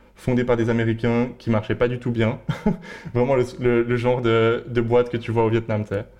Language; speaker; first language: French; native; French